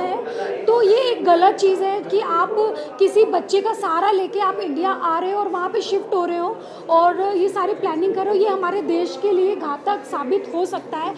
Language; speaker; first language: Hindi; native; Hindi